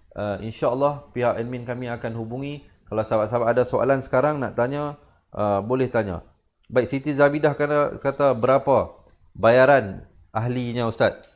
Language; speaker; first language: Malay; native; Malay